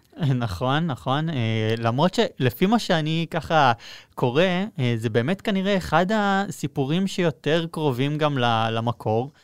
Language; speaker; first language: Hebrew; native; Hebrew